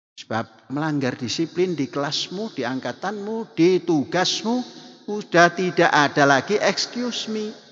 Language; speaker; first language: Indonesian; non-native, local second language; Javanese